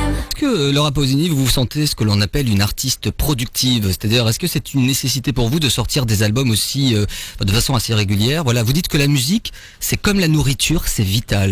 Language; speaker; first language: French; native; French